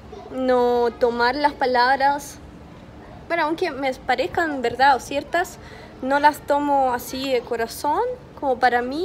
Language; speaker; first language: Spanish; non-native, fluent; Russian